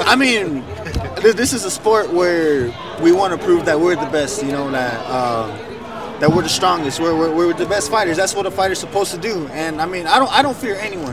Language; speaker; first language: English; early bilingual, other home language; Spanish